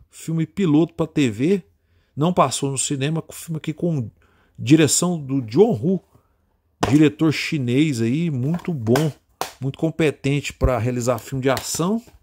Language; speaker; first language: Portuguese; native; Portuguese